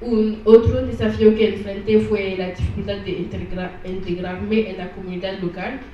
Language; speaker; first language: Spanish; non-native, learner; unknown